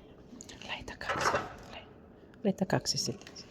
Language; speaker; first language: Finnish; non-native, learner; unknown